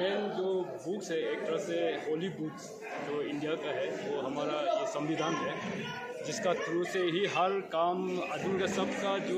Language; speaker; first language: Hindi; non-native, local second language; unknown